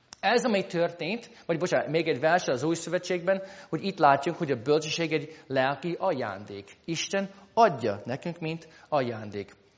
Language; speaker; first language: Hungarian; non-native, fluent; English